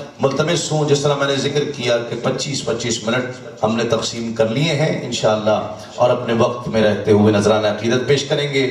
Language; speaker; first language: Urdu; non-native, local second language; Punjabi